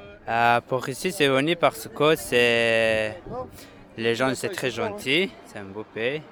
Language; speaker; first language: French; non-native, learner; Persian